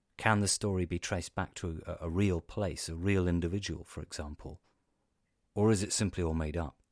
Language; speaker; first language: English; native; English